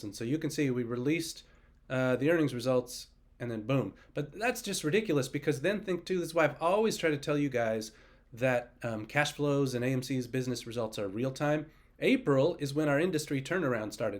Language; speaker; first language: English; native; English